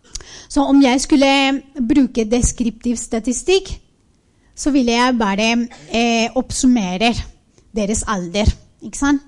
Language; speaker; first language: Norwegian; non-native, fluent; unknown